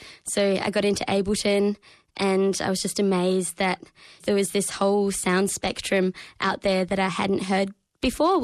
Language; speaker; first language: English; native; English